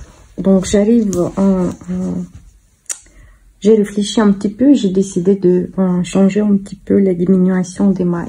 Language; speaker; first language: French; non-native, fluent; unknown